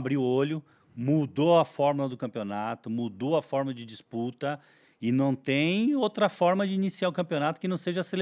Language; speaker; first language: Portuguese; native; Portuguese